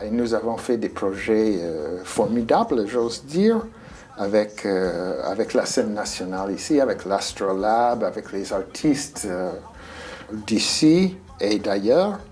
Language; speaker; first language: French; non-native, fluent; English